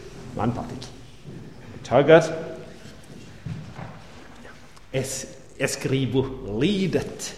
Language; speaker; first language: Latvian; non-native, learner; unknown